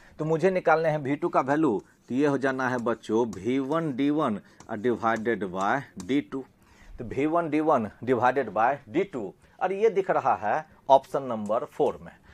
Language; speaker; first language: Hindi; native; Hindi